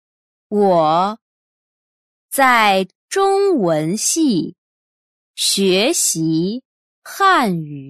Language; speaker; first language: Chinese; non-native, learner; Russian